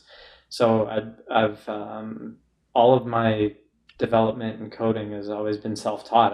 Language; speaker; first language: English; native; English